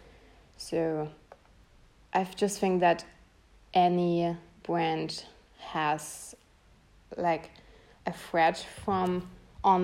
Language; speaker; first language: English; non-native, fluent; German